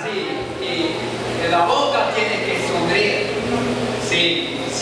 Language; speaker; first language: Spanish; non-native, learner; German